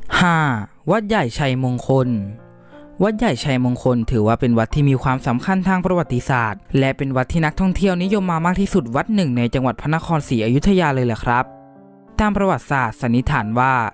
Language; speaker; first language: Thai; native; Thai